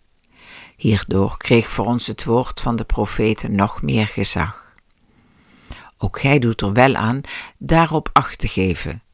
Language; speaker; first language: Dutch; native; Dutch